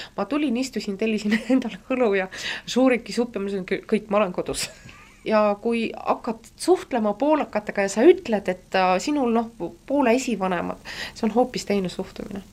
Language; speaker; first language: Estonian; non-native, local second language; Russian